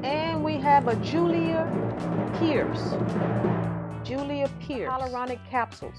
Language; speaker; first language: English; native; English